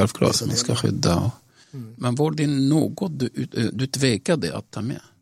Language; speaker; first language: Swedish; non-native, fluent; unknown